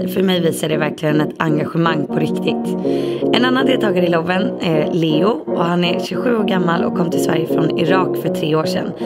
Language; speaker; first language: Swedish; native; Swedish